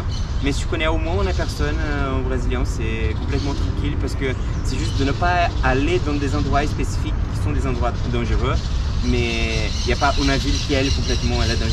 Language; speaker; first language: French; non-native, fluent; Portuguese